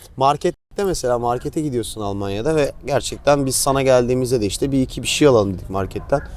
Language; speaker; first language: Turkish; native; Turkish